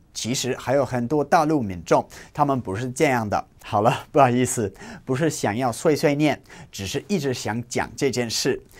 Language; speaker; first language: Chinese; non-native, fluent; English